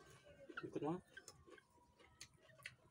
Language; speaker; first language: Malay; non-native, local second language; Sundanese